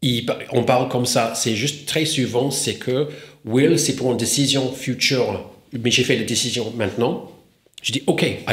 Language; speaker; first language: French; non-native, fluent; English